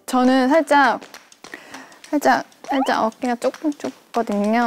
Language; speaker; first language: Korean; native; Korean